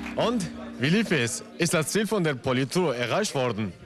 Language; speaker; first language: German; non-native, fluent; Arabic